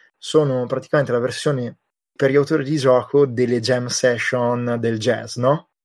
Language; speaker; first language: Italian; native; Italian